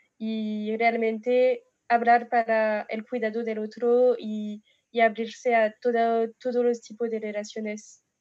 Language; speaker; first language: Spanish; non-native, learner; French